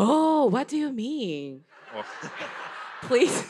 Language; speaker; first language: English; non-native, learner; Japanese